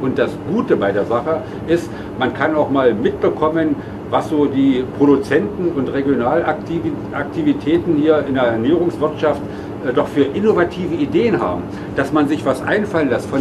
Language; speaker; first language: German; native; German